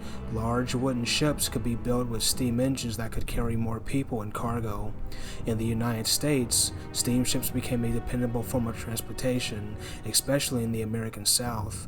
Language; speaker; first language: English; native; English